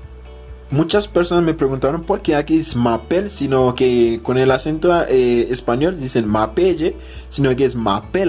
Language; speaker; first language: Spanish; non-native, fluent; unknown